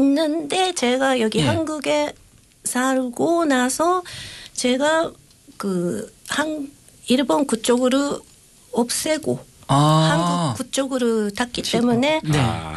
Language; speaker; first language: Korean; non-native, fluent; Japanese